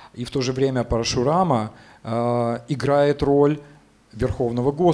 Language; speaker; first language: Russian; native; Russian